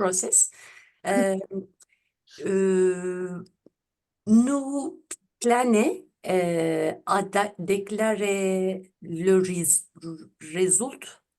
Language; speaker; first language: French; non-native, learner; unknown